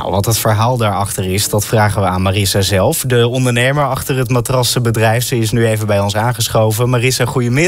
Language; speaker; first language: Dutch; native; Dutch